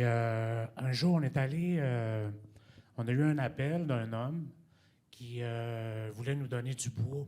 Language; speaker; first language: French; native; French